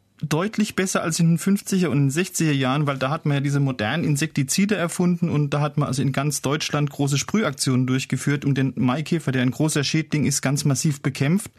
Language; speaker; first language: German; native; German